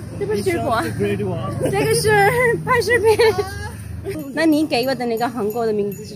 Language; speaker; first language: Chinese; non-native, fluent; Urdu